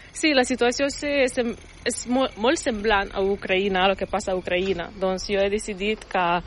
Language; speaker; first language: Catalan; non-native, fluent; Ukrainian